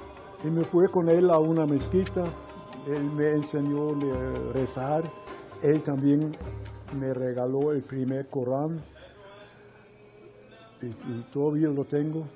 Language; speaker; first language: Spanish; non-native, fluent; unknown